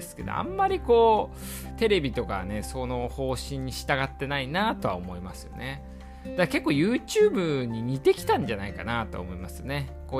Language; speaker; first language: Japanese; native; Japanese